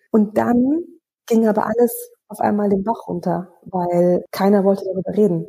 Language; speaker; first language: German; early bilingual, other home language; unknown